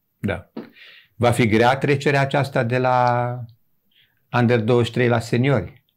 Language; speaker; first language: Romanian; native; Romanian